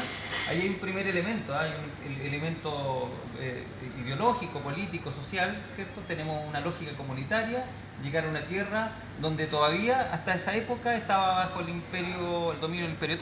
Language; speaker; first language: Spanish; native; Spanish